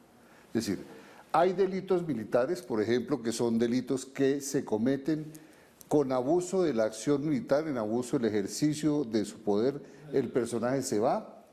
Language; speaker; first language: Spanish; native; Spanish